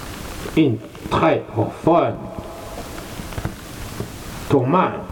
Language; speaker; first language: French; non-native, learner; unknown